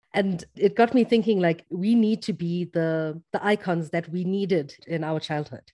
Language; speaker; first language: English; native; English